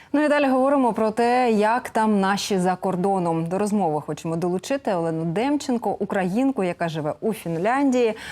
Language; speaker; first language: Ukrainian; native; Ukrainian